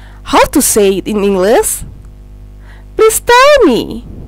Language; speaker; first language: English; non-native, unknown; Indonesian